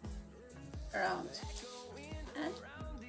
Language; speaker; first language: English; non-native, learner; Turkish